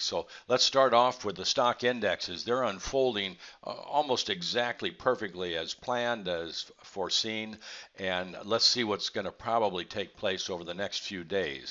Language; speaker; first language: English; native; English